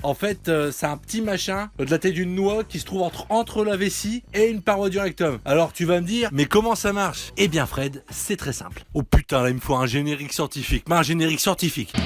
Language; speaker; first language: French; native; French